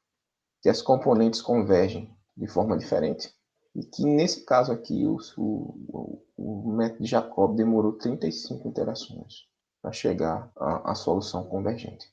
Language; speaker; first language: Portuguese; native; Portuguese